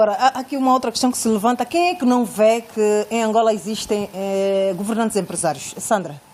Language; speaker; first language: Portuguese; native; Portuguese